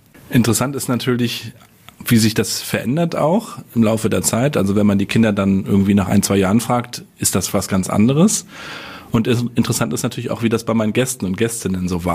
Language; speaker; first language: German; native; German